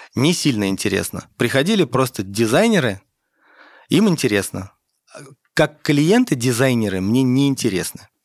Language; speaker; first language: Russian; native; Russian